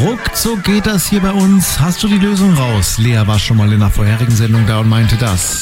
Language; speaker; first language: German; native; German